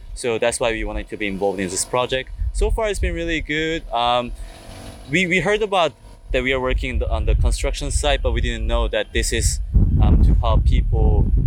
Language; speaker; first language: English; non-native, fluent; Korean